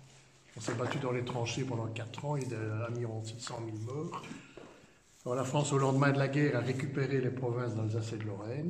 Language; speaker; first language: French; native; French